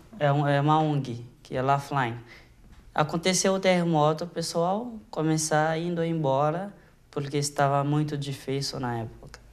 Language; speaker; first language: Portuguese; non-native, fluent; Haitian Creole